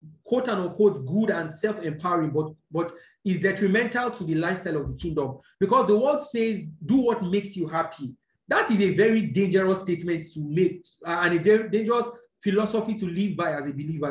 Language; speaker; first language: English; non-native, local second language; Yoruba